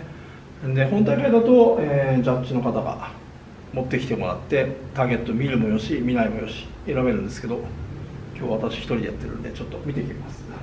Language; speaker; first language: Japanese; native; Japanese